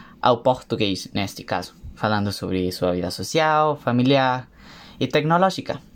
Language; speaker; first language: Portuguese; non-native, learner; Spanish